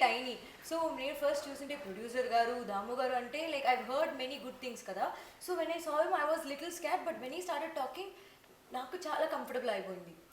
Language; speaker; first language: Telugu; non-native, learner; Tamil